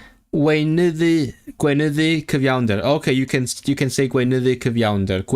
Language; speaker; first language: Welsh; non-native, learner; Cantonese